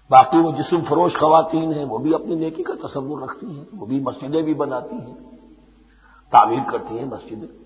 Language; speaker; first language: Urdu; native; Urdu